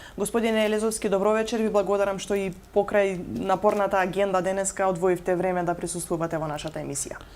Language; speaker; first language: Macedonian; native; Macedonian